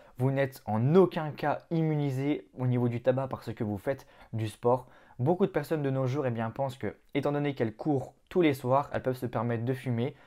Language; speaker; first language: French; native; French